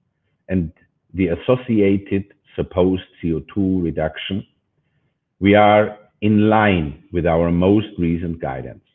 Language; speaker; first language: English; non-native, fluent; German